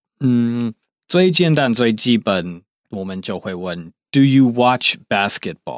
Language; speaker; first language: Chinese; non-native, fluent; English